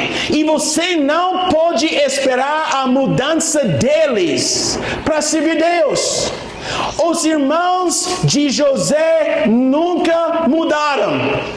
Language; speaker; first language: Portuguese; non-native, fluent; English